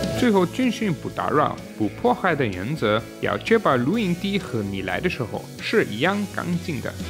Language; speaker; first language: Chinese; native; Chinese